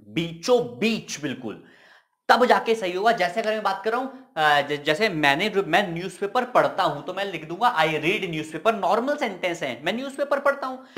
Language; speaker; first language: Hindi; native; Hindi